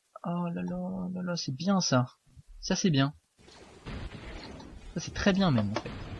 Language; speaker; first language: French; native; French